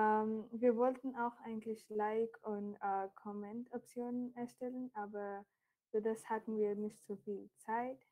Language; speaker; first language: German; non-native, fluent; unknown